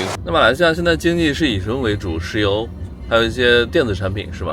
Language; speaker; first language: Chinese; native; Chinese